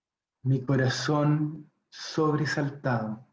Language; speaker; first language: Spanish; native; Spanish